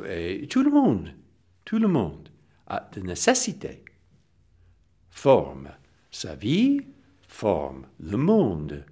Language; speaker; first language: French; non-native, fluent; English